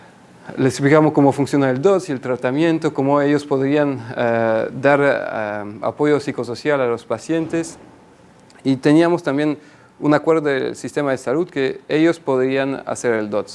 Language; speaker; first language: Spanish; non-native, fluent; French